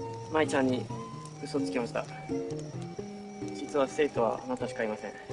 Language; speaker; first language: Japanese; non-native, fluent; English